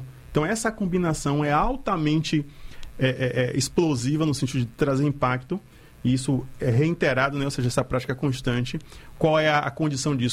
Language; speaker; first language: Portuguese; native; Portuguese